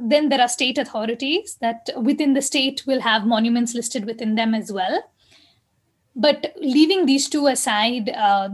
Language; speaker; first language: English; non-native, local second language; Kannada